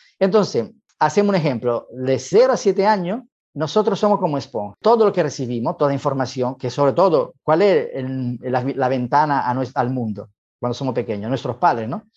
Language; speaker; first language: Spanish; non-native, fluent; Italian